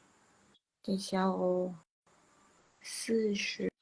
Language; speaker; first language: Chinese; non-native, local second language; Indonesian